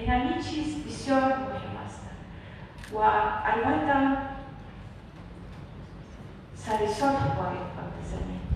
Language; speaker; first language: Persian; non-native, learner; Arabic